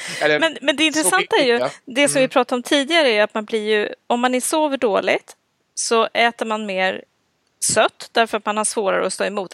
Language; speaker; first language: Swedish; native; Swedish